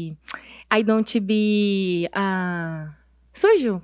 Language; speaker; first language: English; non-native, learner; Portuguese